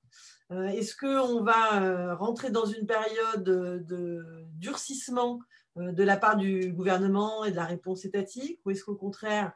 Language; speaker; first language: French; native; French